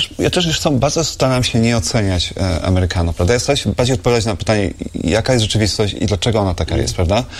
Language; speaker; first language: Polish; native; Polish